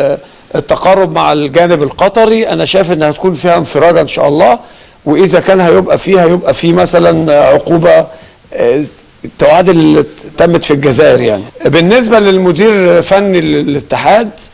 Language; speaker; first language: Arabic; native; Arabic